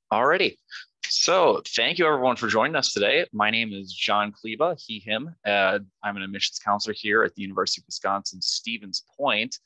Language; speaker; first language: English; native; English